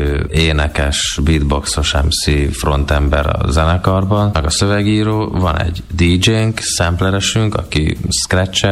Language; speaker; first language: Hungarian; native; Hungarian